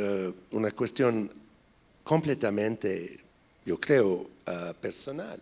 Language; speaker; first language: Spanish; non-native, fluent; English